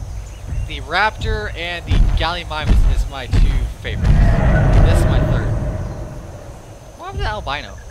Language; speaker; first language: English; native; English